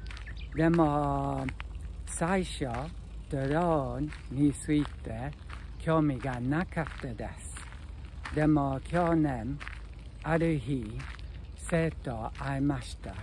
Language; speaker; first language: Japanese; non-native, learner; English